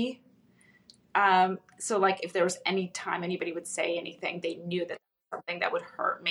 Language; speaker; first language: English; early bilingual, other home language; Russian